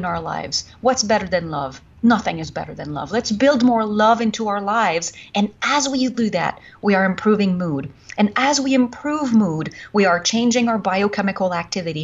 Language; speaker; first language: English; non-native, fluent; French